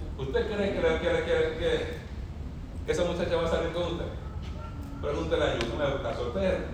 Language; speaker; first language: Spanish; native; Spanish